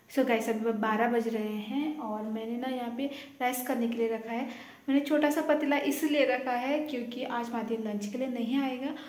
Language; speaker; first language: Hindi; non-native, local second language; Konkani